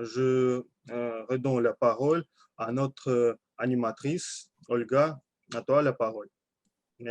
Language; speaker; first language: French; non-native, learner; Russian